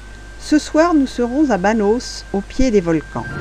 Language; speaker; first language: French; native; French